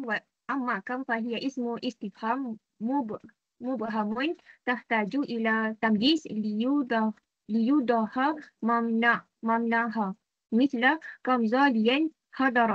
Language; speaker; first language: Arabic; non-native, learner; Malay